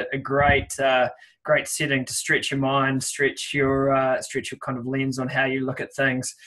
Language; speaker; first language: English; native; English